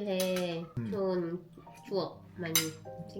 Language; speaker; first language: Korean; non-native, learner; Filipino